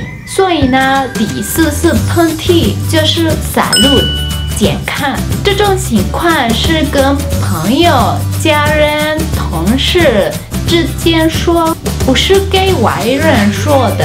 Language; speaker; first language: Chinese; non-native, fluent; Spanish